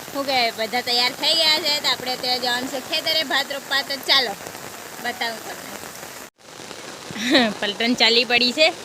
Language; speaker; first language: Gujarati; native; Gujarati